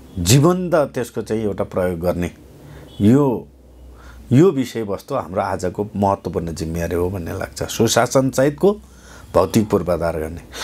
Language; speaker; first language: Nepali; non-native, local second language; Eastern Tamang